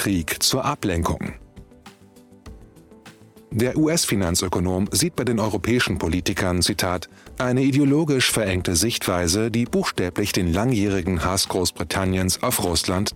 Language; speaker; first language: German; native; German